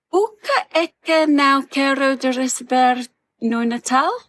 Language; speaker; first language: Portuguese; non-native, learner; English